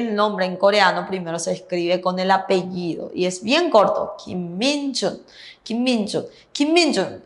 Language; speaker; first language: Spanish; native; Spanish